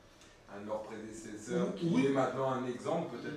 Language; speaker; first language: French; native; French